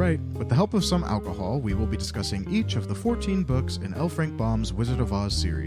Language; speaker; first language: English; native; English